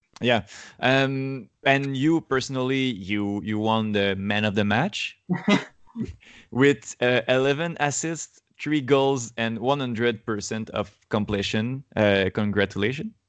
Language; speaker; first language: English; non-native, learner; French